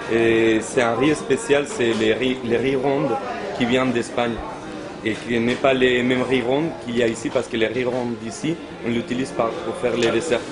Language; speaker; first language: French; non-native, fluent; Spanish